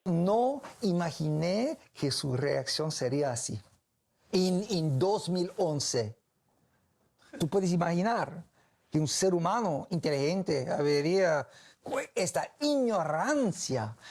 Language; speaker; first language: Spanish; non-native, learner; English